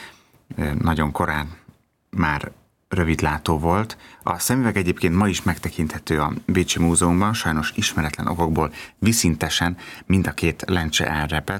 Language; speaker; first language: Hungarian; native; Hungarian